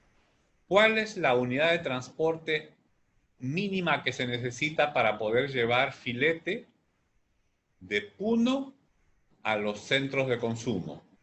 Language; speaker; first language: Spanish; native; Spanish